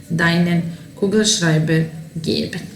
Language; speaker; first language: German; non-native, fluent; Serbian